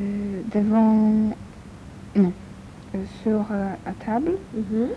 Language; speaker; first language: French; non-native, learner; Polish